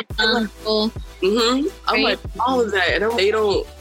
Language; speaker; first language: English; native; English